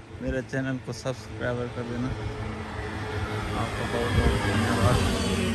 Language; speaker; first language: Hindi; native; Hindi